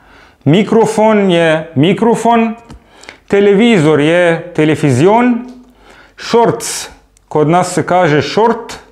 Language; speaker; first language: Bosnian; non-native, fluent; Arabic